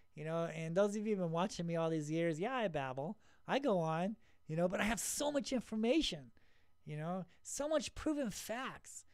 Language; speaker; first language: English; native; English